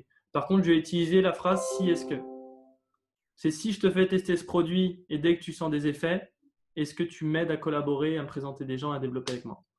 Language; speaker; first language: French; native; French